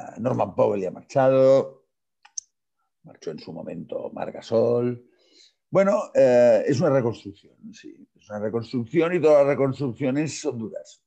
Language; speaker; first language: Spanish; non-native, local second language; Catalan